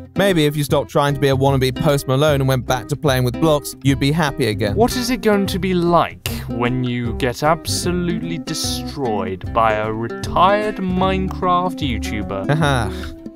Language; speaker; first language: English; native; English